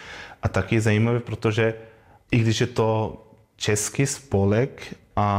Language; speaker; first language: Czech; non-native, fluent; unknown